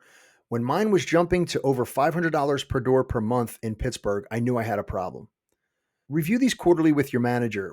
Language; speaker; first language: English; native; English